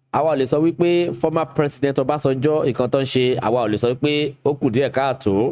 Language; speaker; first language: Yoruba; native; Yoruba